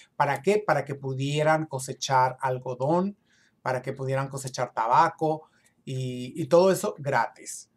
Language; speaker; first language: Spanish; early bilingual, other home language; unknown